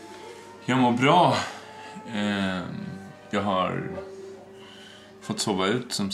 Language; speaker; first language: Swedish; native; Swedish